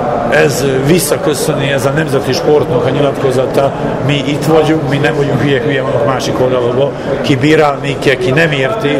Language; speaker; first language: Hungarian; non-native, learner; Serbian